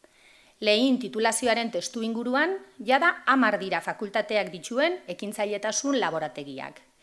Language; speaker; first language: Basque; native; Basque